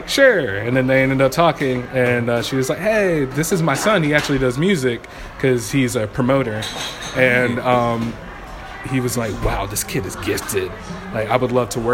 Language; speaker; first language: English; native; English